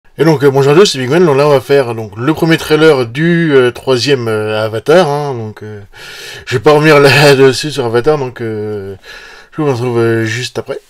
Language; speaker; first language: French; native; French